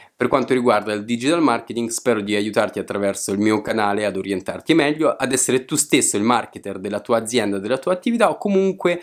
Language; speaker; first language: Italian; native; Italian